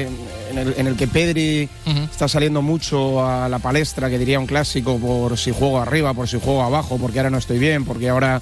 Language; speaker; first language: Spanish; native; Spanish